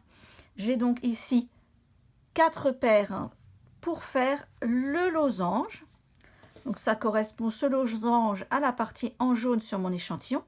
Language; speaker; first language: French; native; French